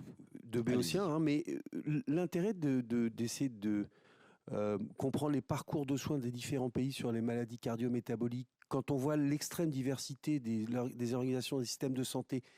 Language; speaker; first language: French; native; French